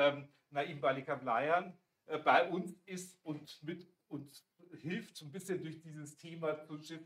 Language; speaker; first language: German; native; German